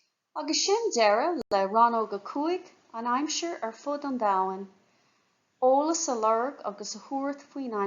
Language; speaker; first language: Irish; non-native, fluent; English